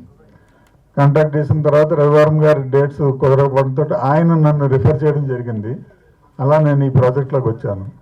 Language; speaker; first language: Telugu; native; Telugu